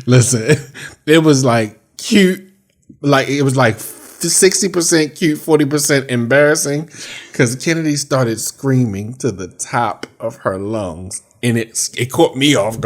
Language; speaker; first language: English; native; English